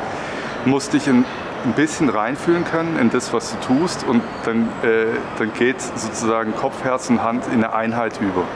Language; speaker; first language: German; native; German